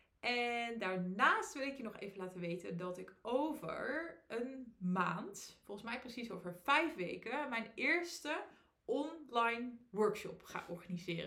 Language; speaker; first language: Dutch; native; Dutch